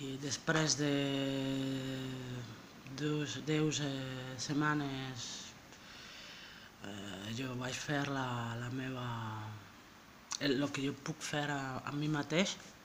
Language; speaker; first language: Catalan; non-native, learner; French